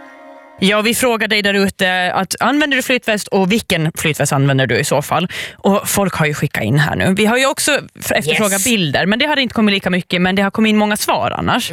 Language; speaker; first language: Swedish; native; Swedish